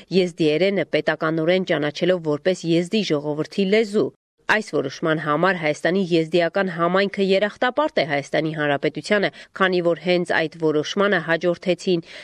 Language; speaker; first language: Armenian; native; Armenian